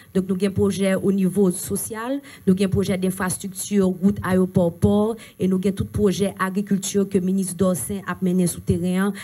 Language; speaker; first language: French; non-native, local second language; Haitian Creole